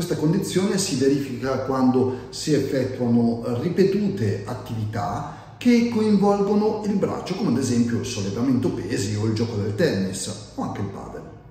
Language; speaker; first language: Italian; native; Italian